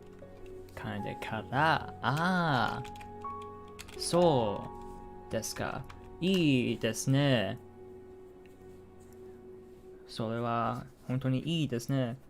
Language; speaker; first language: Japanese; non-native, learner; English